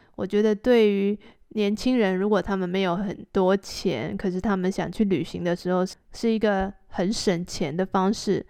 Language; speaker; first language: Chinese; native; Chinese